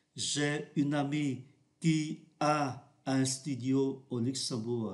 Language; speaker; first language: French; non-native, fluent; Vietnamese